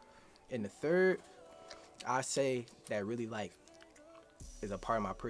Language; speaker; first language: English; native; English